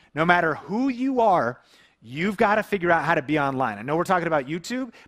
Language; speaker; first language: English; native; English